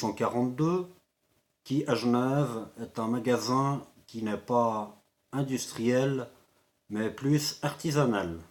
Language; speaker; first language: French; native; French